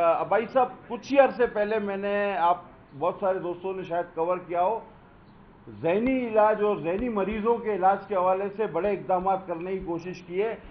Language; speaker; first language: Urdu; non-native, local second language; Sindhi